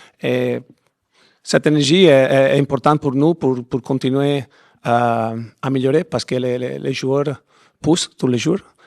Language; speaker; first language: French; non-native, fluent; Italian